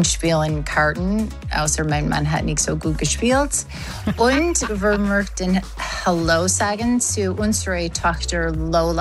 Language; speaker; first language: German; non-native, learner; English